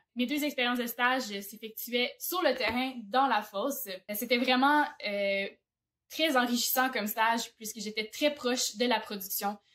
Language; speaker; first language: French; native; French